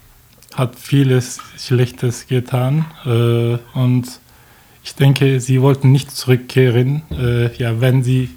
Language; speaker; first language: German; non-native, learner; Turkish